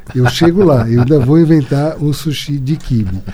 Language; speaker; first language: Portuguese; native; Portuguese